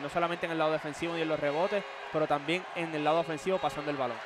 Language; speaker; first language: Spanish; native; Spanish